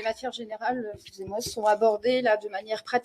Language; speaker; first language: French; native; French